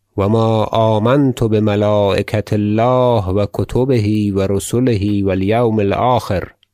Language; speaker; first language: Arabic; non-native, fluent; Persian